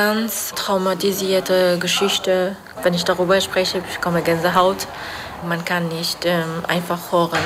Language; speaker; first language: German; non-native, fluent; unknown